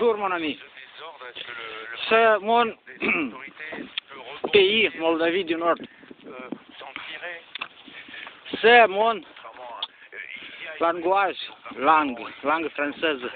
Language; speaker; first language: French; non-native, learner; Romanian